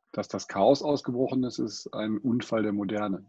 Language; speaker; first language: German; non-native, fluent; English